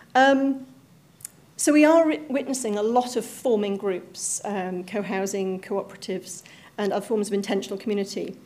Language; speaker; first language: English; native; English